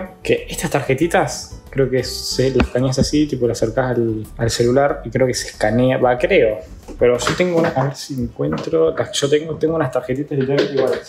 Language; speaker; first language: Spanish; native; Spanish